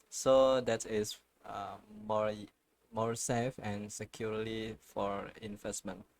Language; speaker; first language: English; non-native, learner; Indonesian